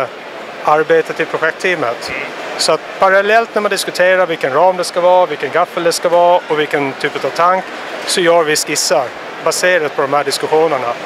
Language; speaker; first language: Swedish; native; Swedish